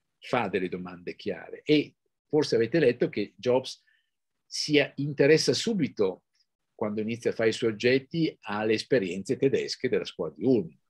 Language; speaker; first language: Italian; native; Italian